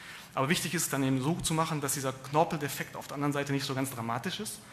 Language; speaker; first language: German; native; German